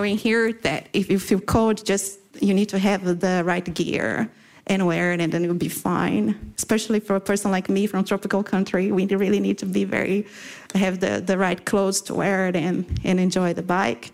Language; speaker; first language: English; non-native, fluent; Portuguese